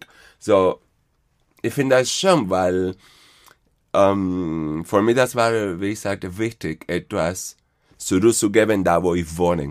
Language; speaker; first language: German; non-native, fluent; Spanish